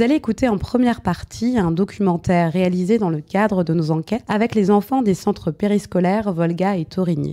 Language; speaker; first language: French; native; French